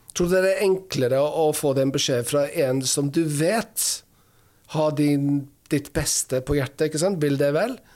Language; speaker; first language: Norwegian; non-native, fluent; English